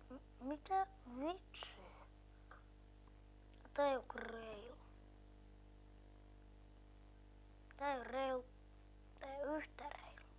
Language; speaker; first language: Finnish; native; Finnish